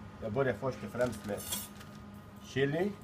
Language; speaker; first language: Swedish; non-native, learner; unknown